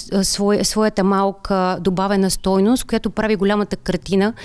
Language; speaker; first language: Bulgarian; native; Bulgarian